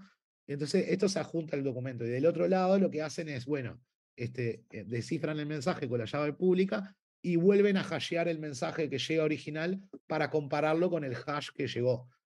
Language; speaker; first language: Spanish; native; Spanish